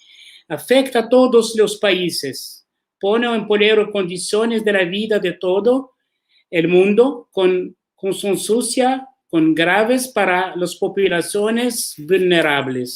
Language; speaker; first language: Spanish; non-native, learner; Arabic